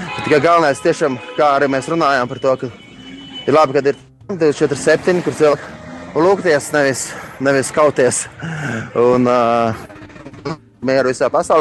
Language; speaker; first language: Latvian; native; Latvian